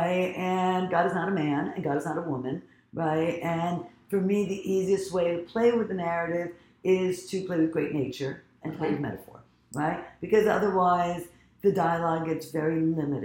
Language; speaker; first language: English; native; English